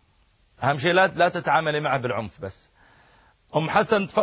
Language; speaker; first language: Arabic; native; Arabic